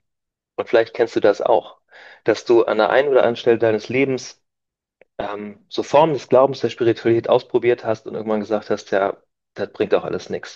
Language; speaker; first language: German; native; German